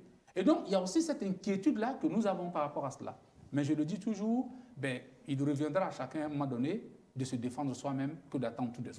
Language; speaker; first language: French; native; French